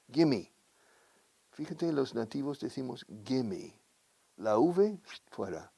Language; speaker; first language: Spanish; non-native, fluent; English